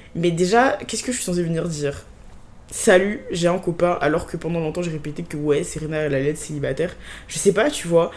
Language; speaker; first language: French; native; French